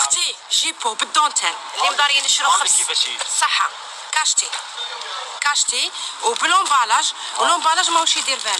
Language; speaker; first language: Arabic; native; Arabic